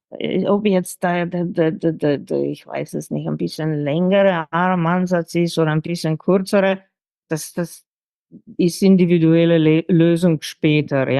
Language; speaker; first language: German; non-native, fluent; Slovenian